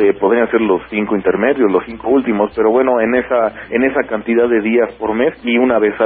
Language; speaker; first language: Spanish; native; Spanish